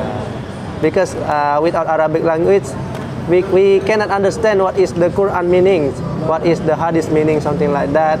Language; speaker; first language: English; non-native, fluent; Indonesian